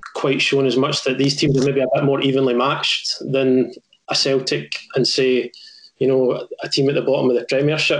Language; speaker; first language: English; native; English